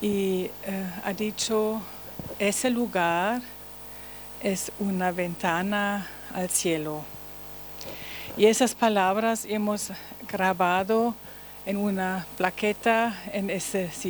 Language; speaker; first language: Spanish; non-native, learner; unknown